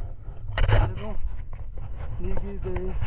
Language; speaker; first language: French; non-native, fluent; Nepali